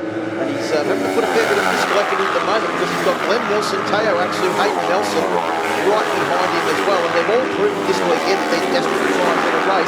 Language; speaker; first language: English; native; English